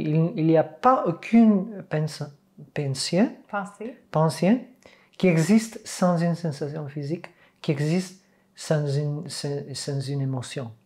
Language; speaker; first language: French; non-native, fluent; Catalan